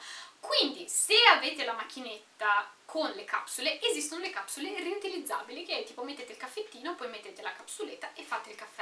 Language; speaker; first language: Italian; native; Italian